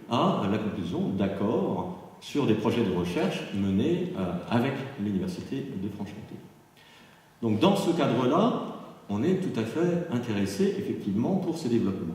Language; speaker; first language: French; native; French